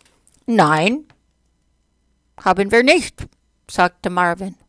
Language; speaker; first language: German; non-native, fluent; English